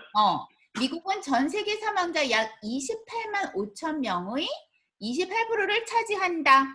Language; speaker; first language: Korean; native; Korean